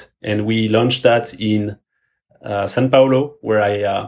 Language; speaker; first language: English; non-native, fluent; French